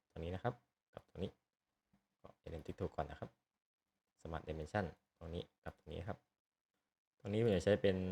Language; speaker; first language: Thai; native; Thai